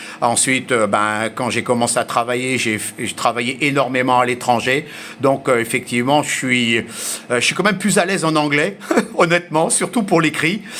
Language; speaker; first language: French; early bilingual, heritage; French